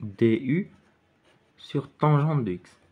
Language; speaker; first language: French; non-native, local second language; Arabic